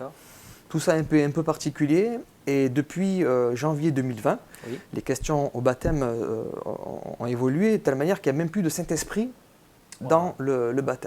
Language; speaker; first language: French; native; French